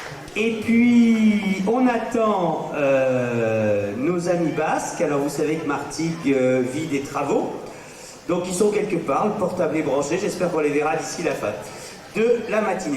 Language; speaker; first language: French; native; French